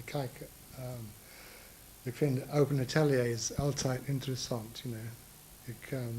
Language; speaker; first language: Dutch; non-native, learner; English